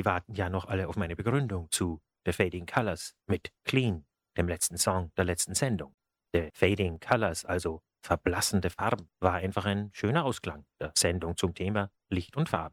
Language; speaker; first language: German; native; German